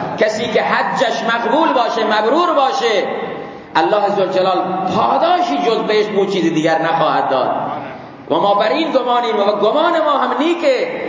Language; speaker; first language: Persian; non-native, local second language; Baluchi